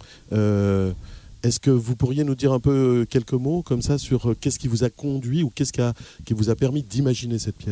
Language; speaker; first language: French; native; French